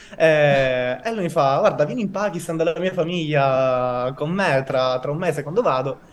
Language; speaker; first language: Italian; native; Italian